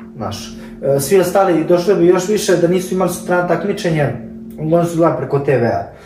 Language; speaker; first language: Serbian; early bilingual, heritage; Serbian